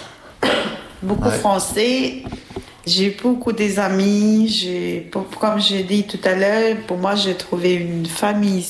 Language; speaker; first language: French; non-native, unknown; Albanian